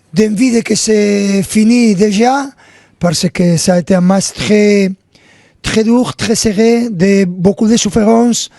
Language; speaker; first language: French; non-native, fluent; Spanish